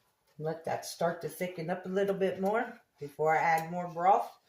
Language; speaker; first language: English; native; English